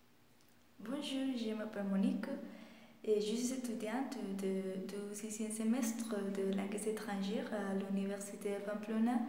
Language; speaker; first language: French; non-native, fluent; Spanish